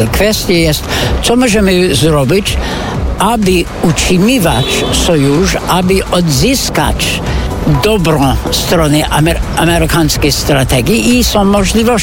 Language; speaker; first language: Polish; non-native, fluent; English